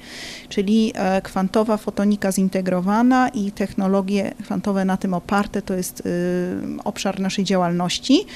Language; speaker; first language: Polish; native; Polish